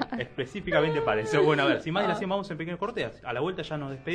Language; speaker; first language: Spanish; native; Spanish